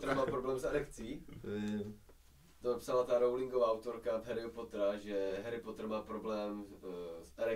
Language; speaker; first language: Czech; native; Czech